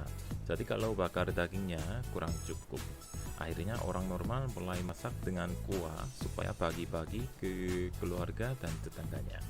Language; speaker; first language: Indonesian; non-native, fluent; Korean